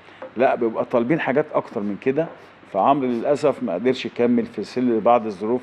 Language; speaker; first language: Arabic; native; Arabic